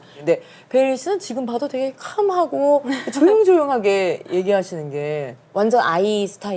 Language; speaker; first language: Korean; native; Korean